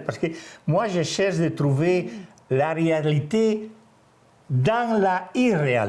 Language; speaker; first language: French; non-native, fluent; Italian